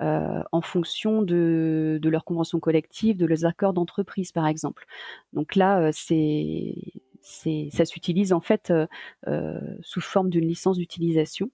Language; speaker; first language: French; native; French